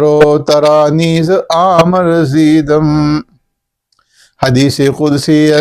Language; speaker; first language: Persian; non-native, fluent; Urdu